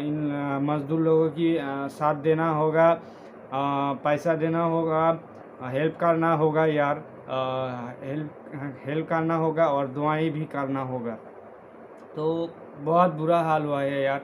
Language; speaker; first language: Hindi; non-native, learner; Bangla